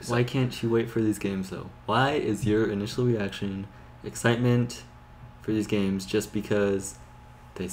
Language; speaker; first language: English; native; English